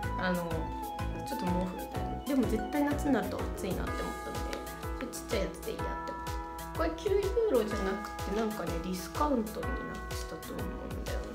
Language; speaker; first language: Japanese; native; Japanese